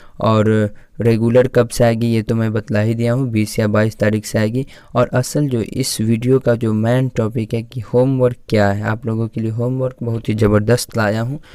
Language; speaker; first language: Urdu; native; Urdu